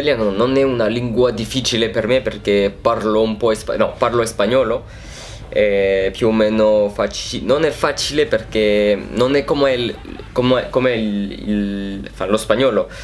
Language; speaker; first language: Italian; non-native, learner; French